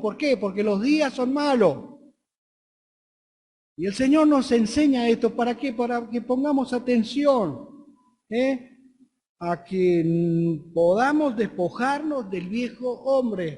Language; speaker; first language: Spanish; native; Spanish